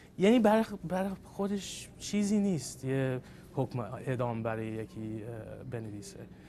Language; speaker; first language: Persian; early bilingual, heritage; Persian